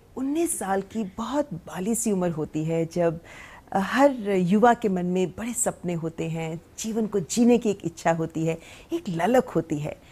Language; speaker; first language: Hindi; native; Hindi